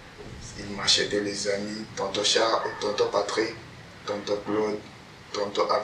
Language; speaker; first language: French; non-native, learner; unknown